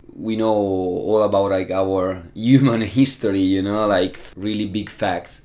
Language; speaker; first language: English; non-native, fluent; Italian